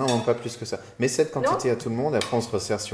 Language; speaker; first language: French; native; French